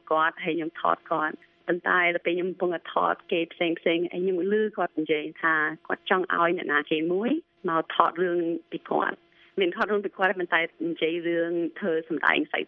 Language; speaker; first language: Khmer; early bilingual, other home language; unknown